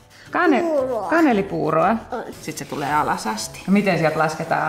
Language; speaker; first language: Finnish; native; Finnish